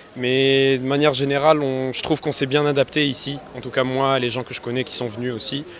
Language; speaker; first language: French; non-native, local second language; Arabic